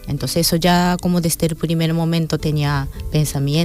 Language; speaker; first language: Spanish; non-native, fluent; Japanese